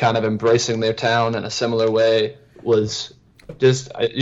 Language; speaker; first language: English; native; English